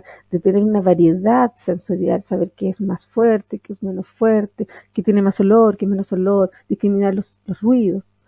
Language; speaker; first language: Spanish; native; Spanish